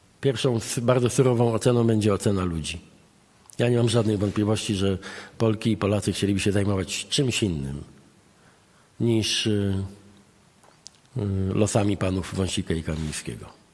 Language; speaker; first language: Polish; native; Polish